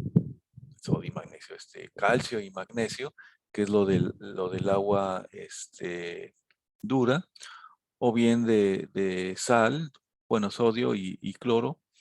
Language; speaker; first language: Spanish; native; Spanish